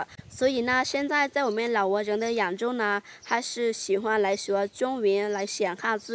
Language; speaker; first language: Chinese; non-native, fluent; Lao